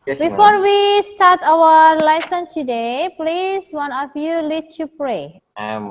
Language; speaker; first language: English; non-native, fluent; Indonesian